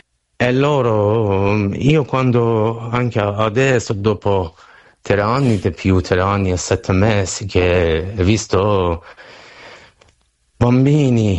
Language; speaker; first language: Italian; non-native, learner; Persian